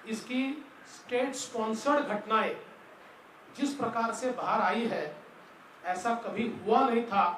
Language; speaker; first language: Hindi; non-native, local second language; Marathi